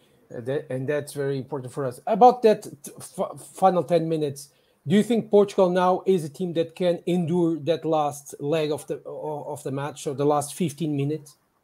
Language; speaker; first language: English; non-native, fluent; Portuguese